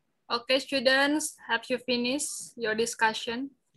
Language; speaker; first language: English; non-native, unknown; Indonesian